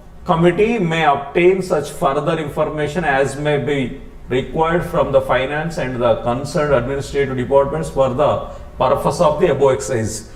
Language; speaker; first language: English; non-native, local second language; Telugu